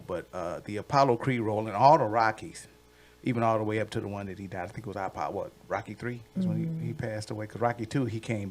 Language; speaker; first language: English; native; English